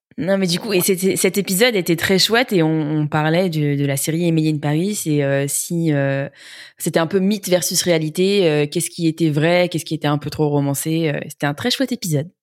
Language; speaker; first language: French; native; French